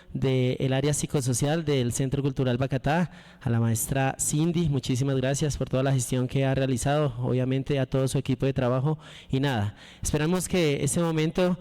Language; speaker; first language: Spanish; native; Spanish